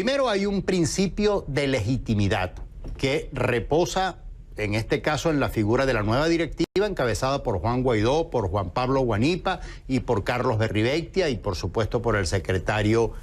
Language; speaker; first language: Spanish; native; Spanish